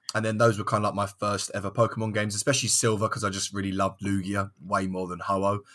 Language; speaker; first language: English; native; English